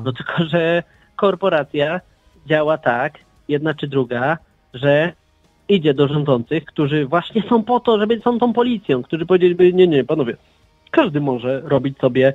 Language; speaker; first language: Polish; native; Polish